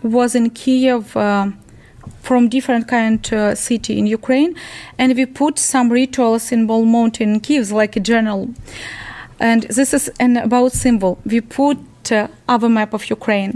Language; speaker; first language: English; non-native, learner; Ukrainian